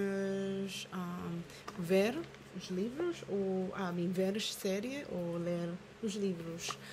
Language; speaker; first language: Portuguese; non-native, learner; Filipino